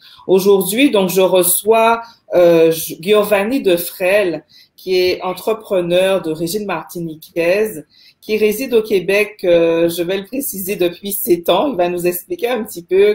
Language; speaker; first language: French; native; French